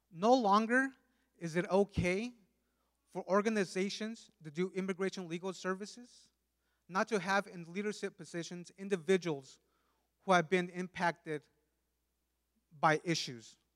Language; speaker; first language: English; early bilingual, other home language; Spanish